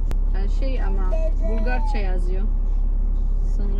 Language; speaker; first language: Turkish; non-native, fluent; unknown